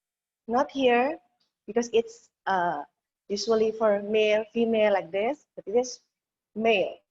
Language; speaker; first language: English; non-native, learner; Indonesian